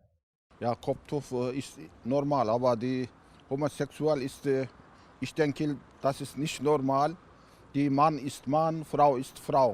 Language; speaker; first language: German; non-native, learner; Turkish